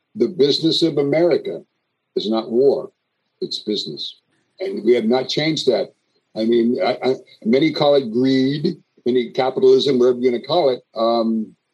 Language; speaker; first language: English; native; English